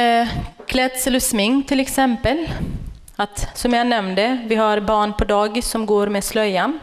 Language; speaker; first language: Swedish; non-native, fluent; Kurdish